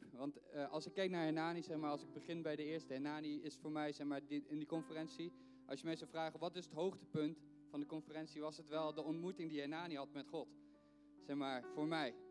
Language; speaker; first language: Dutch; native; Dutch